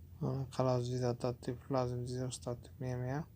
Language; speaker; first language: Arabic; non-native, learner; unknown